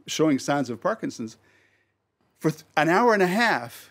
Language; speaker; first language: English; native; English